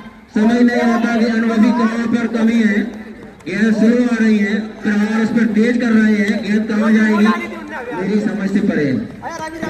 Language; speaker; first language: Hindi; native; Hindi